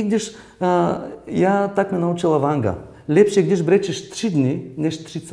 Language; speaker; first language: Czech; non-native, learner; Bulgarian